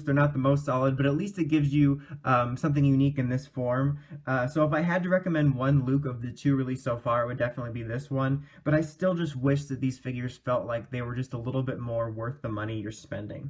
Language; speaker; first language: English; native; English